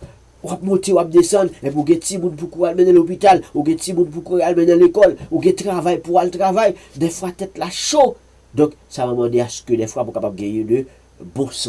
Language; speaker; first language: French; non-native, learner; Haitian Creole